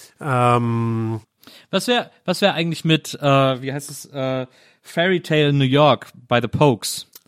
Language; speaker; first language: German; native; German